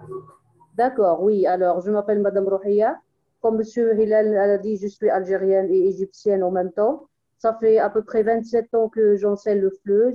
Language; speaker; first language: French; non-native, local second language; Arabic